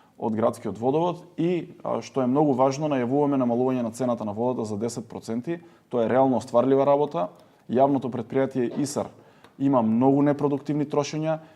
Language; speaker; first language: Macedonian; native; Macedonian